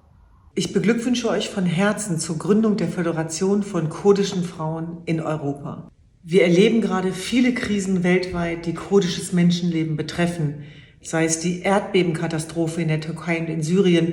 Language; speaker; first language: German; early bilingual, other home language; Kurdish